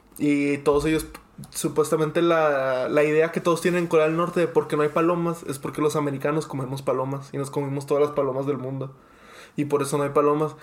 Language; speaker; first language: Spanish; early bilingual, heritage; Spanish